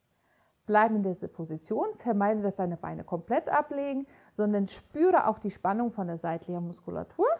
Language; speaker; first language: German; native; German